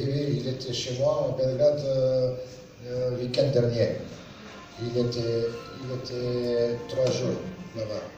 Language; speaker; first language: French; non-native, learner; Serbian